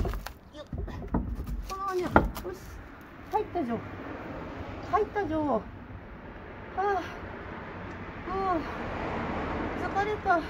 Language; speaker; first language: Japanese; native; Japanese